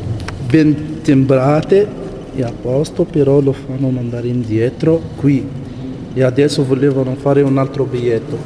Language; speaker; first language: Italian; non-native, learner; Arabic